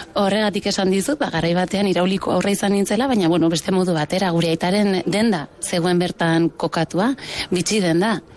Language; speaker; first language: Basque; non-native, local second language; Spanish